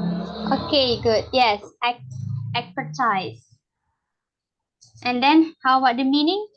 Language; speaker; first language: English; non-native, learner; Indonesian